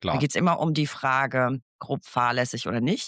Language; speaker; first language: German; native; German